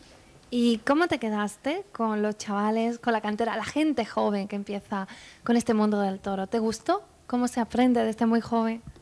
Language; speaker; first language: Spanish; native; Spanish